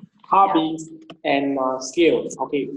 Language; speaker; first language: English; non-native, fluent; Vietnamese